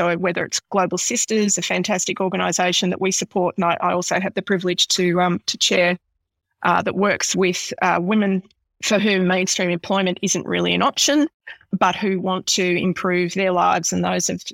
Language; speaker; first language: English; native; English